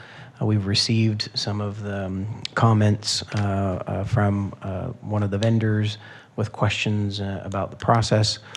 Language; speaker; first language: English; native; English